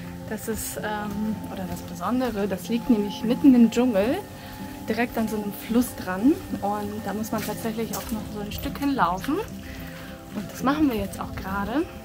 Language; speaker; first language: German; native; German